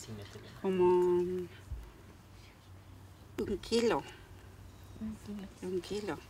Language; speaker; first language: Spanish; non-native, local second language; Tzotzil